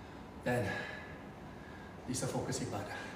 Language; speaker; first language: Indonesian; non-native, fluent; English